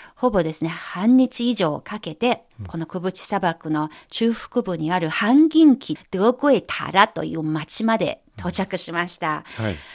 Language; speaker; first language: Japanese; non-native, fluent; Chinese